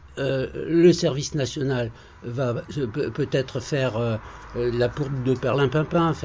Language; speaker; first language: French; native; French